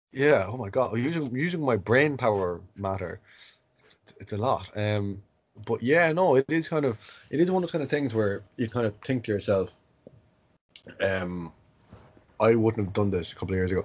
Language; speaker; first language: English; native; English